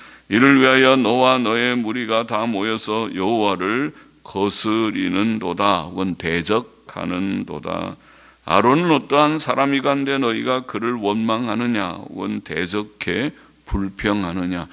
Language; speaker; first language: Korean; native; Korean